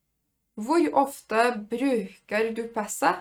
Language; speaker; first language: Norwegian; non-native, fluent; Polish